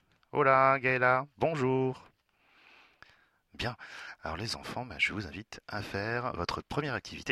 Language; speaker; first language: French; native; French